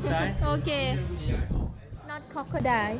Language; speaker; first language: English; non-native, learner; Thai